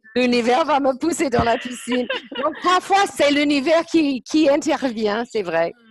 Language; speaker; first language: French; non-native, fluent; English